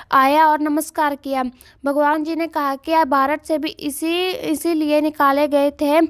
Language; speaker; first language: Hindi; non-native, local second language; Punjabi